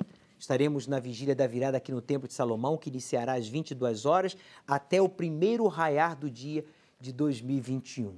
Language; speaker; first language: Portuguese; native; Portuguese